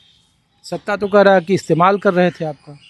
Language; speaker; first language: Hindi; native; Hindi